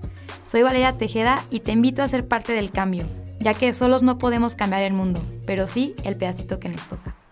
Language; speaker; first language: Spanish; native; Spanish